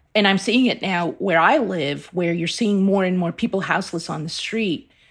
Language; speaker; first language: English; early bilingual, other home language; Persian